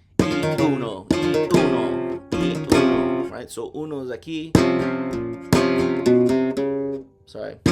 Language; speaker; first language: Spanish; non-native, learner; English